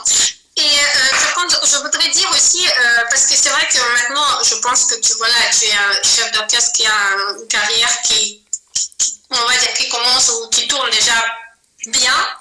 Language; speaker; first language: French; non-native, fluent; Azerbaijani